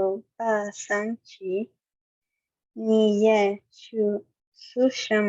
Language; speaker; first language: Chinese; non-native, learner; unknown